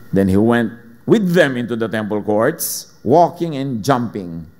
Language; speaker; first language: English; non-native, local second language; Filipino